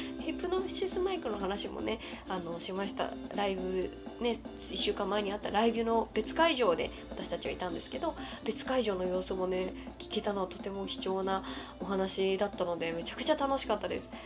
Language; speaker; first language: Japanese; native; Japanese